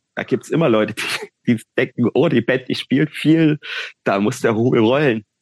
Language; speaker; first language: German; native; German